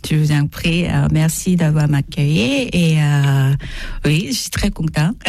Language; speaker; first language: French; non-native, learner; Korean